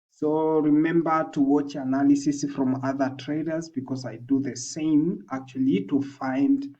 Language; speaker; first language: English; non-native, local second language; Swahili